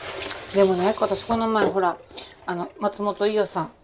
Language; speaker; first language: Japanese; native; Japanese